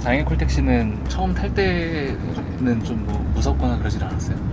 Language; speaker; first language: Korean; native; Korean